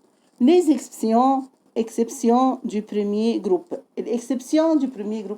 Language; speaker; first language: French; non-native, fluent; Arabic